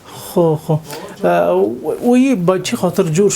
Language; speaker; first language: Persian; non-native, local second language; Pashto